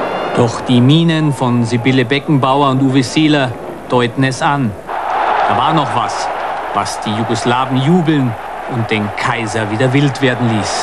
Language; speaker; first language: German; native; German